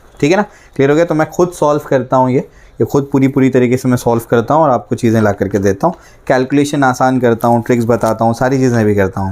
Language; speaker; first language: Hindi; native; Hindi